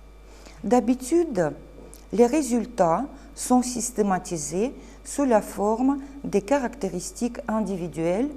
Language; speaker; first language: French; non-native, fluent; Russian